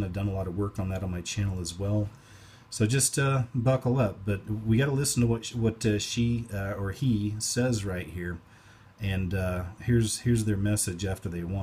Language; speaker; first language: English; native; English